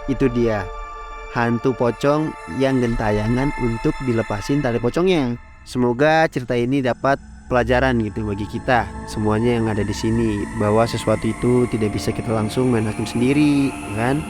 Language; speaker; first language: Indonesian; native; Indonesian